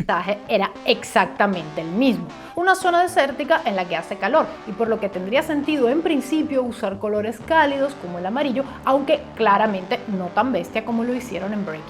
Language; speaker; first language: Spanish; native; Spanish